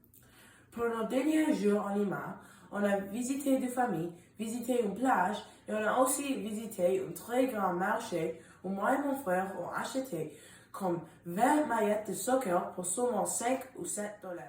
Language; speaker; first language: French; non-native, learner; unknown